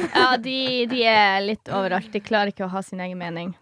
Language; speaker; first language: Norwegian; non-native, fluent; Polish